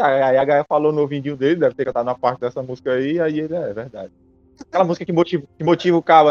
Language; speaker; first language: Portuguese; native; Portuguese